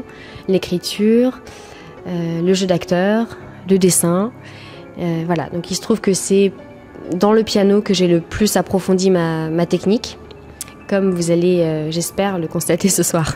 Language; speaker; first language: French; native; French